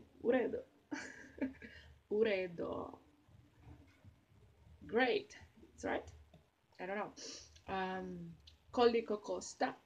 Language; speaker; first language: English; non-native, learner; Portuguese